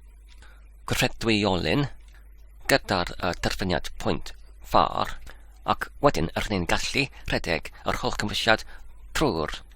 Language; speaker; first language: Welsh; non-native, learner; English